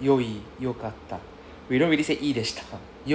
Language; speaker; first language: Japanese; non-native, fluent; English